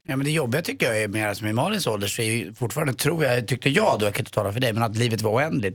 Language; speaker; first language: Swedish; native; Swedish